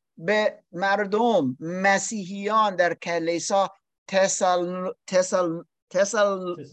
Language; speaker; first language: Persian; non-native, learner; English